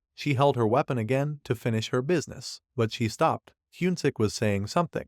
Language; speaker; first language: English; non-native, local second language; Hindi